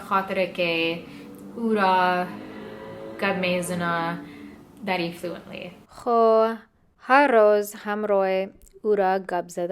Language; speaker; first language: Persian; non-native, learner; English